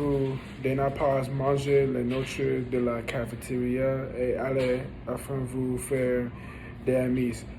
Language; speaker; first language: French; non-native, learner; English